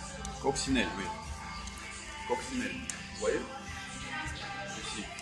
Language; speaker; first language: French; non-native, fluent; Russian